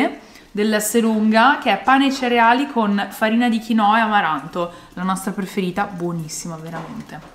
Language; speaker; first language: Italian; native; Italian